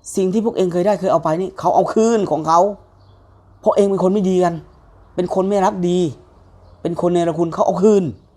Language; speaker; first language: Thai; native; Thai